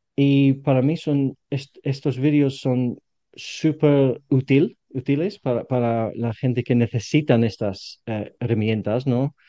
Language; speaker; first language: Spanish; non-native, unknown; English